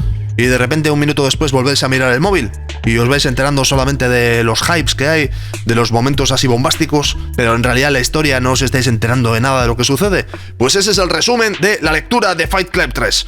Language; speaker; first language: Spanish; native; Spanish